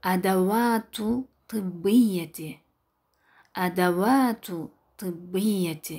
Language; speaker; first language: Arabic; non-native, fluent; Kyrgyz